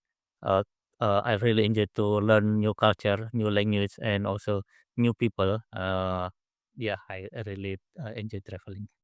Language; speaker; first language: English; non-native, learner; Indonesian